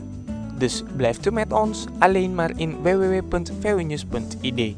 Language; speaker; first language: Dutch; non-native, fluent; Indonesian